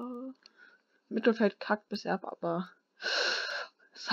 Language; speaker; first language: German; native; German